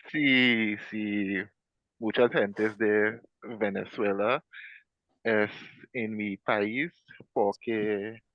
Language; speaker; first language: Spanish; non-native, learner; English